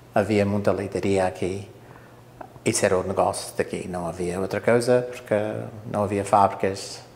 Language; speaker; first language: Portuguese; early bilingual, heritage; English